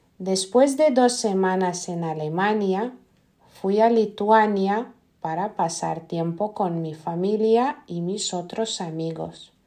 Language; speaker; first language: Spanish; non-native, fluent; Lithuanian